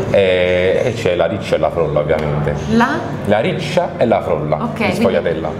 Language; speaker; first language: Italian; non-native, local second language; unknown